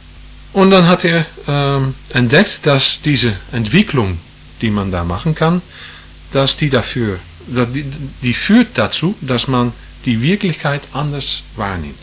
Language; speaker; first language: German; non-native, fluent; English